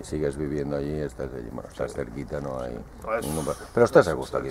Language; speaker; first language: Spanish; native; Spanish